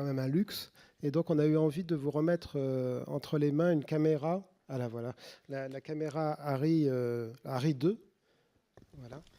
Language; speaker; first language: French; native; French